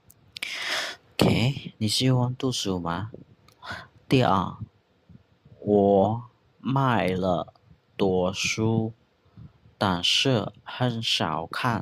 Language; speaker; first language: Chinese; non-native, fluent; Khmer